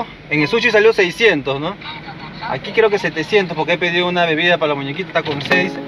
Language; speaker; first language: Spanish; native; Spanish